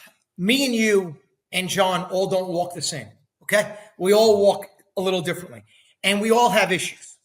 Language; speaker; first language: English; native; English